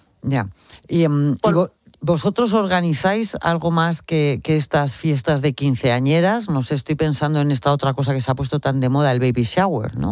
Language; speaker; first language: Spanish; native; Spanish